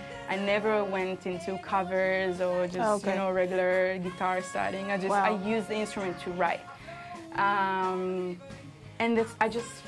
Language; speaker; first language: English; non-native, fluent; Hebrew